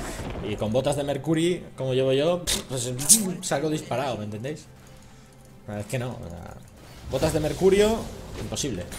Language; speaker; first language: Spanish; native; Spanish